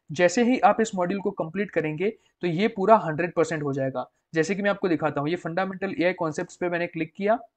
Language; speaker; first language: Hindi; non-native, local second language; Gujarati